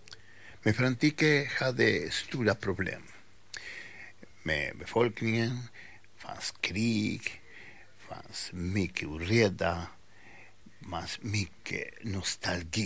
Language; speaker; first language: Swedish; non-native, learner; Spanish